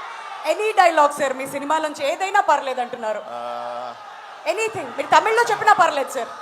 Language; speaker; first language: Telugu; native; Telugu